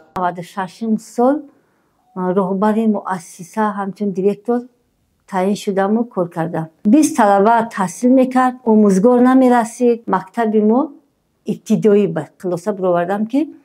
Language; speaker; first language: Tajik; non-native, local second language; Kyrgyz